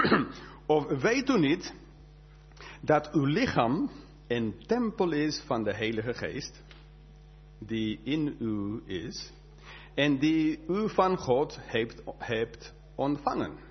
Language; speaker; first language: Dutch; non-native, fluent; English